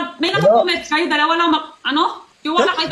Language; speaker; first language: Filipino; non-native, learner; Chinese